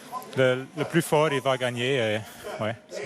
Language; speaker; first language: French; non-native, fluent; Dutch